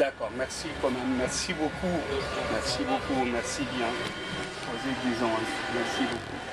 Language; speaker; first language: French; non-native, fluent; Arabic